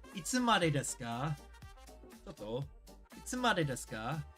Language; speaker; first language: Japanese; non-native, learner; English